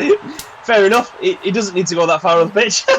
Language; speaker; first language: English; native; English